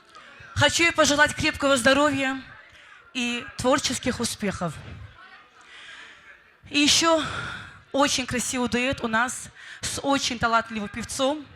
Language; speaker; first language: Russian; non-native, local second language; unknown